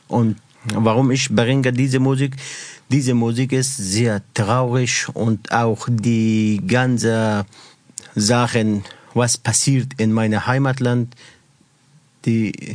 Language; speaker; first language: German; non-native, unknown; Persian